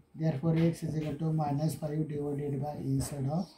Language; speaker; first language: English; non-native, local second language; Marathi